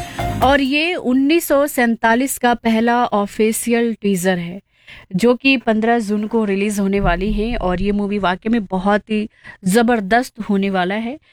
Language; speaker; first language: Hindi; native; Hindi